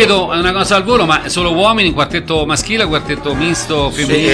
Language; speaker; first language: Italian; native; Italian